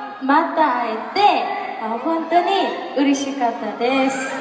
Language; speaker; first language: Japanese; non-native, fluent; Korean